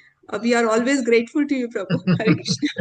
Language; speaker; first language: Hindi; native; Hindi